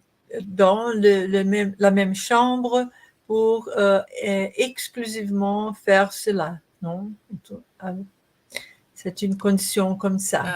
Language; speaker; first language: French; non-native, learner; Portuguese